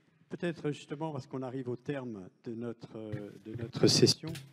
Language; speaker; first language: French; native; French